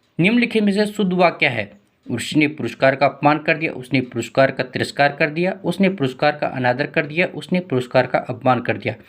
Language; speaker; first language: Hindi; native; Hindi